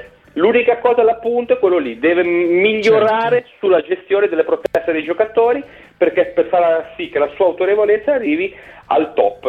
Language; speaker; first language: Italian; native; Italian